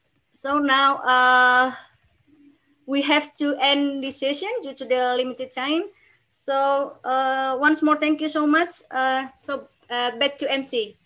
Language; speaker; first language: English; non-native, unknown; Indonesian